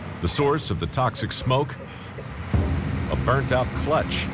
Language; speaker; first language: English; native; English